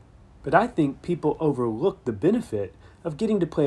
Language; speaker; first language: English; native; English